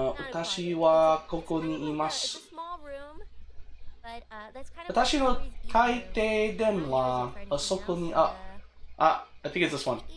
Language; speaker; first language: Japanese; non-native, learner; English